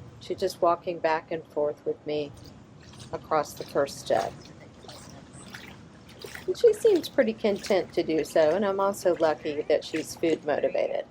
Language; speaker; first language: English; native; English